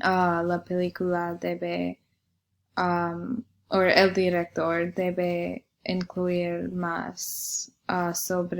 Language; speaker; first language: Spanish; non-native, learner; English